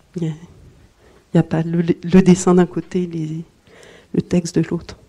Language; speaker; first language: French; native; French